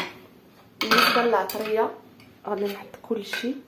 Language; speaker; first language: Arabic; native; Arabic